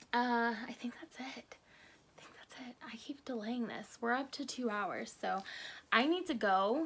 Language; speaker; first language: English; native; English